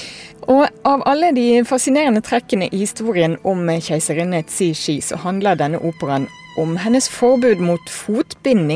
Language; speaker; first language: Norwegian; native; Norwegian